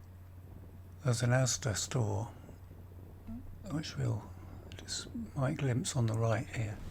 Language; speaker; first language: English; native; English